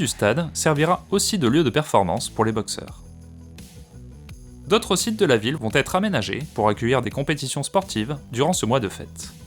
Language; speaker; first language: French; native; French